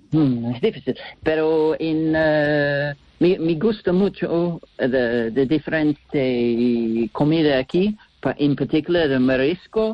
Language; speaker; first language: Spanish; non-native, learner; English